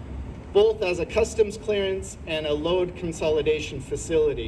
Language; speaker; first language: English; native; English